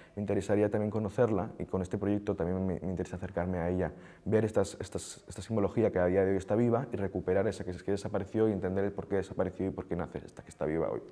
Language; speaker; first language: Spanish; native; Spanish